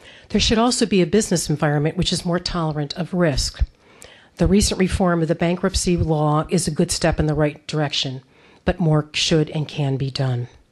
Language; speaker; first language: English; native; English